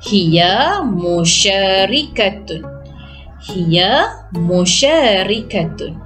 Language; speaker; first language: Arabic; non-native, fluent; Malay